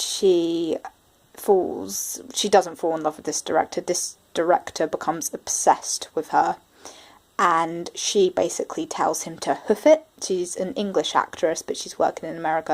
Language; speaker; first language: English; native; English